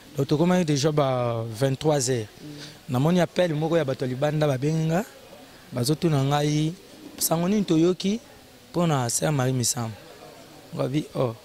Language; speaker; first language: Lingala; native; Lingala